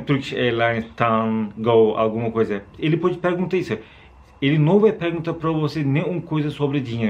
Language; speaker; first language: Portuguese; non-native, learner; Turkish